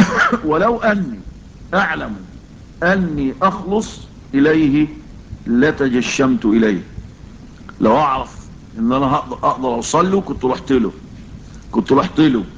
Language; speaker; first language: Arabic; native; Arabic